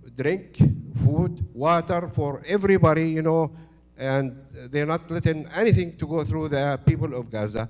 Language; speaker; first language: English; non-native, fluent; Arabic